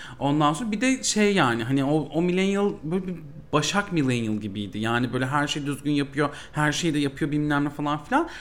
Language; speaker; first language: Turkish; native; Turkish